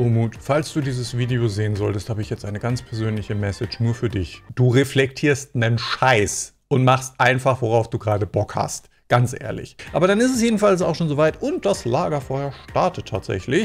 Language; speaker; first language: German; native; German